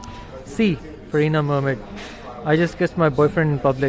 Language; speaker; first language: English; non-native, local second language; Urdu